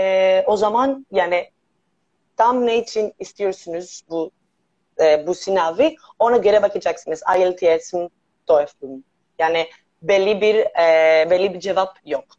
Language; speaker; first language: Turkish; non-native, learner; Greek